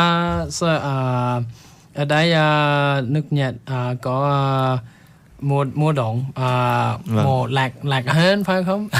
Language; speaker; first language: Vietnamese; non-native, learner; English